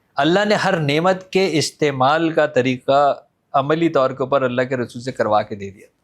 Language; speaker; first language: Urdu; native; Urdu